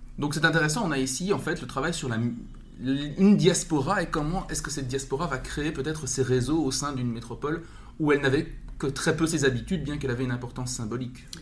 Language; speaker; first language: French; native; French